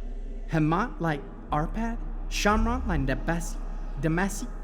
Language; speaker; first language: English; native; English